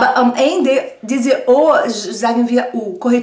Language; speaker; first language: German; non-native, fluent; Portuguese